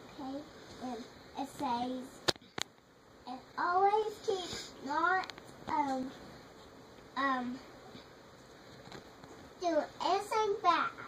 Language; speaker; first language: English; native; English